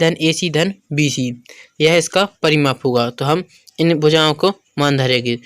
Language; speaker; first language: Hindi; native; Hindi